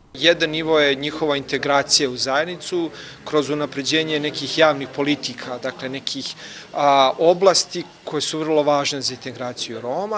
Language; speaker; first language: Serbian; native; Serbian